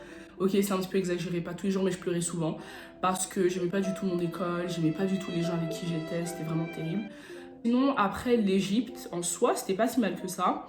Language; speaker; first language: French; native; French